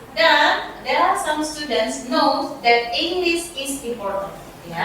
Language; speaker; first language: English; non-native, fluent; Indonesian